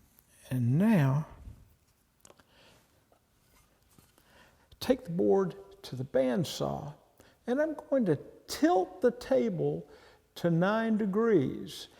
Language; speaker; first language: English; native; English